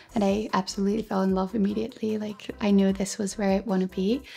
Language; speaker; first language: English; non-native, fluent; Dutch